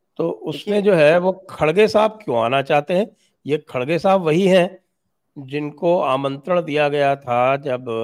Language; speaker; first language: Hindi; native; Hindi